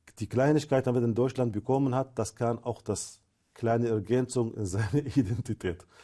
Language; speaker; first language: German; non-native, fluent; Arabic